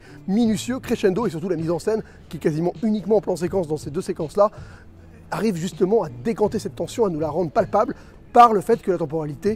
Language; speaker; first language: French; native; French